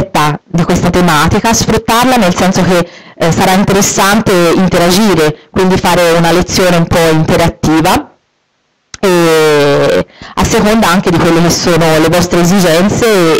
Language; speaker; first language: Italian; native; Italian